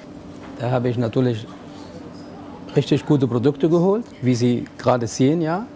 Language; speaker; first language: German; non-native, learner; Arabic